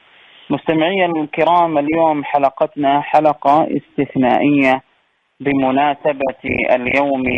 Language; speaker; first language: Arabic; native; Arabic